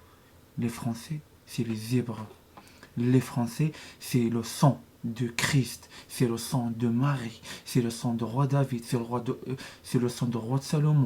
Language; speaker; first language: French; non-native, learner; Arabic